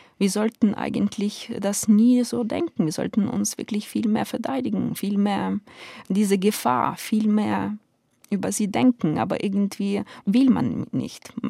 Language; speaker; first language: German; non-native, fluent; Ukrainian